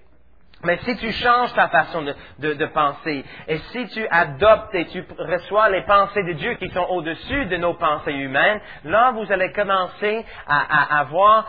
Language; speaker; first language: French; native; French